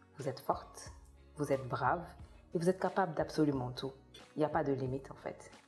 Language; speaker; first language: French; non-native, local second language; Kabuverdianu